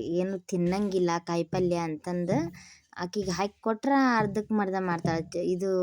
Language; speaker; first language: Kannada; native; Kannada